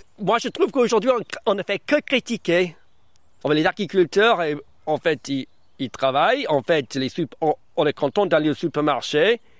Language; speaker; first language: French; early bilingual, other home language; English